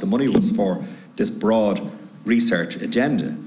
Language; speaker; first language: English; native; English